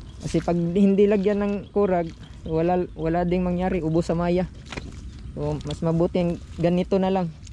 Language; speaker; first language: Filipino; non-native, local second language; Iloko